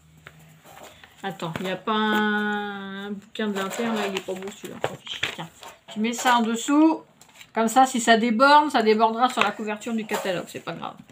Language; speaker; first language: French; native; French